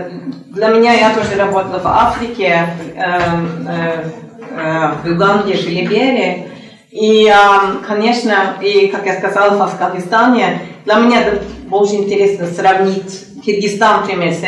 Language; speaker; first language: Russian; non-native, learner; Norwegian